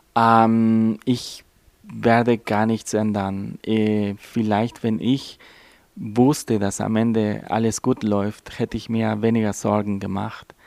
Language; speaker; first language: German; non-native, fluent; Spanish